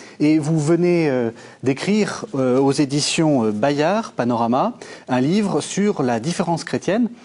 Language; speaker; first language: French; native; French